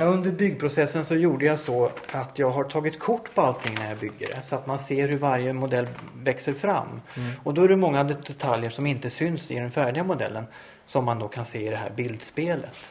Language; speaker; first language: Swedish; native; Swedish